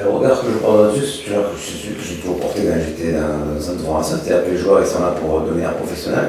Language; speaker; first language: French; native; French